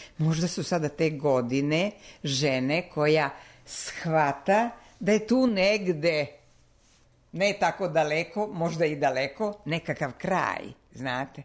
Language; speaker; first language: Serbian; non-native, local second language; Slovak